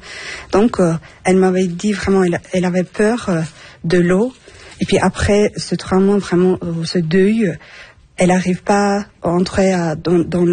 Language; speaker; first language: French; non-native, fluent; Turkish